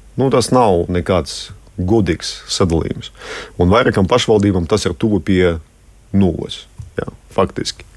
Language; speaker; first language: Latvian; non-native, local second language; Russian